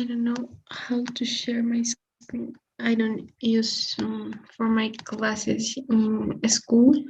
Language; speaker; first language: English; non-native, learner; Spanish